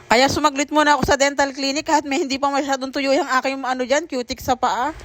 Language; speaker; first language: Filipino; native; Filipino